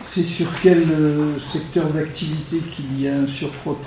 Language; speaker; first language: French; native; French